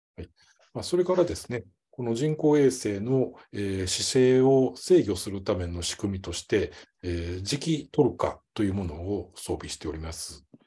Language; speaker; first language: Japanese; native; Japanese